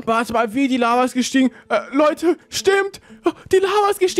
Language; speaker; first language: German; native; German